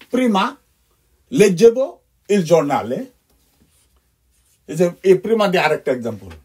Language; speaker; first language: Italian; non-native, fluent; Bangla